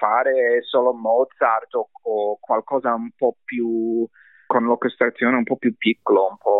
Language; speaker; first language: Italian; non-native, fluent; English